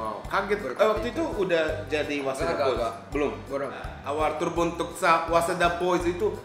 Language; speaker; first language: Indonesian; non-native, fluent; Japanese